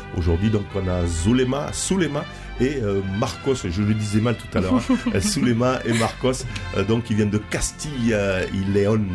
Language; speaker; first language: French; native; French